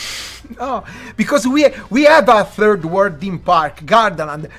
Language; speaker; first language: English; non-native, fluent; Italian